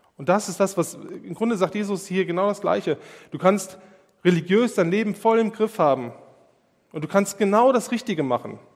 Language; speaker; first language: German; native; German